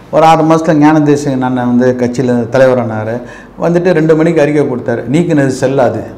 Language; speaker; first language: Tamil; native; Tamil